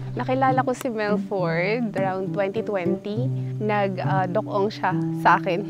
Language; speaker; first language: Filipino; non-native, local second language; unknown